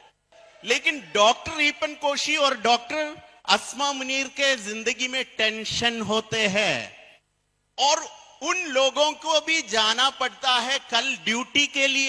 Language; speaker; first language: Hindi; non-native, fluent; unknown